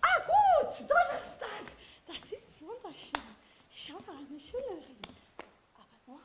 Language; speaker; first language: German; non-native, fluent; Portuguese